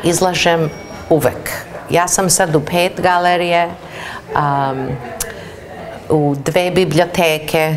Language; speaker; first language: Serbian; early bilingual, heritage; Serbian